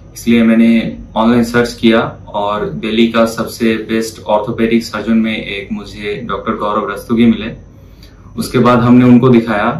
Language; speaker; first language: Hindi; non-native, fluent; Bangla